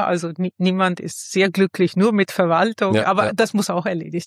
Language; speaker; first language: German; non-native, fluent; Italian